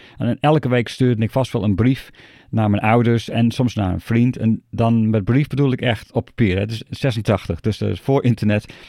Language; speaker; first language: Dutch; non-native, fluent; English